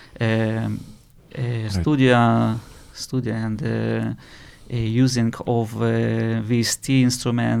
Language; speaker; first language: English; non-native, learner; Russian